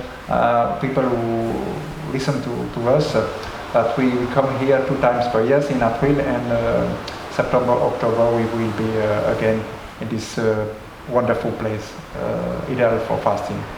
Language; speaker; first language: English; non-native, learner; French